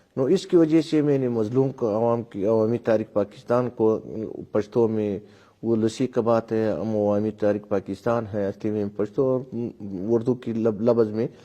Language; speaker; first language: Urdu; non-native, local second language; Pashto